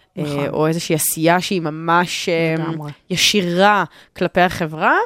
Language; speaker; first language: Hebrew; native; Hebrew